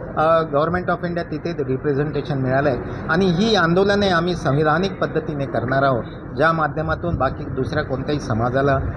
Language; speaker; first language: Marathi; non-native, local second language; Lambadi